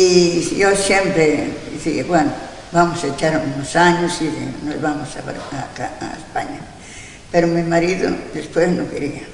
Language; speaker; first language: Spanish; non-native, local second language; Galician